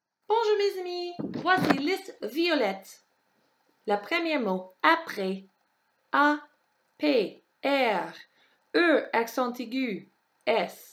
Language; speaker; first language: French; non-native, fluent; English